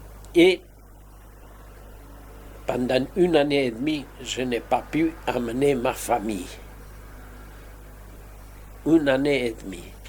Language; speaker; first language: French; non-native, fluent; Spanish